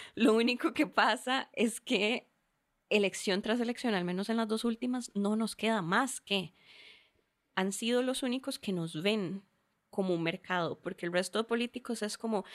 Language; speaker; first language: Spanish; native; Spanish